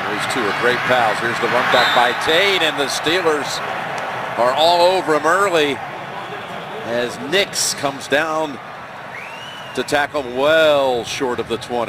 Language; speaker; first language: English; native; English